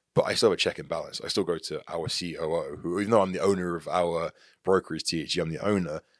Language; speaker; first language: English; native; English